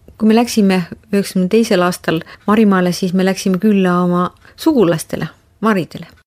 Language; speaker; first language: Estonian; native; Estonian